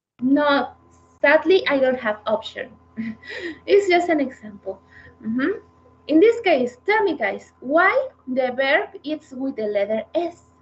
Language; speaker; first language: English; non-native, learner; Spanish